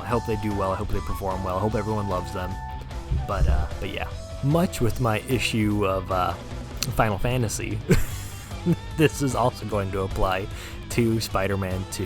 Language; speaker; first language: English; native; English